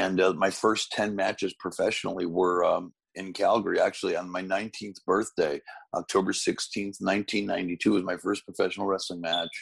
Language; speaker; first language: English; native; English